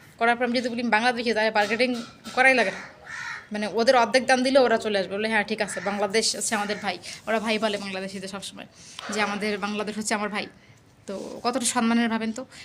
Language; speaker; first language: Bangla; native; Bangla